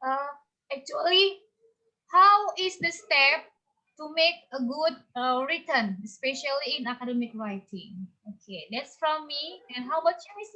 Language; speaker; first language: English; non-native, fluent; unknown